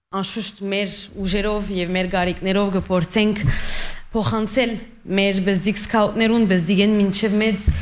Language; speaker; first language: Armenian; early bilingual, heritage; Armenian